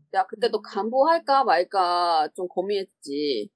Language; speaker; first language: Korean; non-native, learner; Chinese